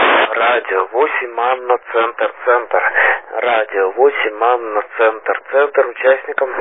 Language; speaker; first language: Russian; native; Russian